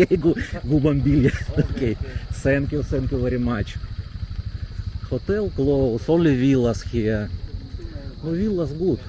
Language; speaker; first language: English; non-native, learner; Russian